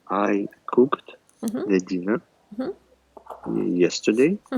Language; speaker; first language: English; non-native, learner; Russian